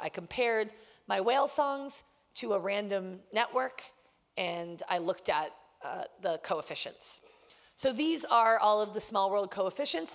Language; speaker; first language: English; native; English